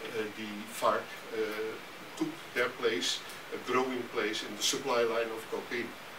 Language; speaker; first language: English; non-native, fluent; Dutch